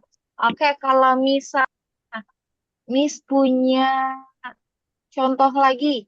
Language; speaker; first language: Indonesian; native; Indonesian